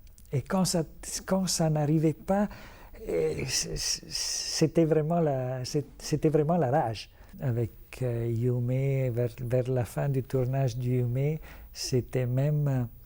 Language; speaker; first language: French; non-native, fluent; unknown